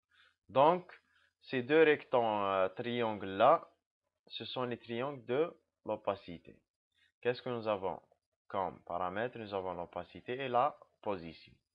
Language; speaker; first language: French; non-native, local second language; Arabic